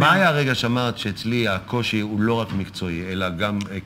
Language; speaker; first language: Hebrew; native; Hebrew